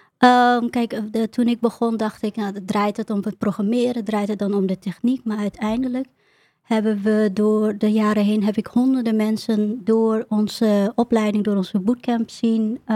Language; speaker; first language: Dutch; early bilingual, other home language; Vietnamese